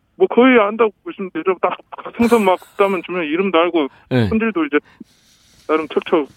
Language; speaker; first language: Korean; native; Korean